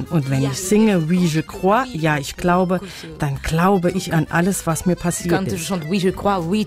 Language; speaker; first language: German; non-native, fluent; French